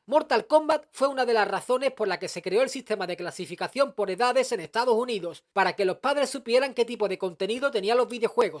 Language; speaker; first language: Spanish; native; Spanish